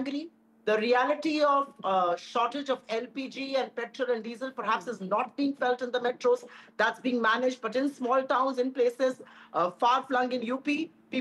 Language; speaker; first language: English; non-native, local second language; Hindi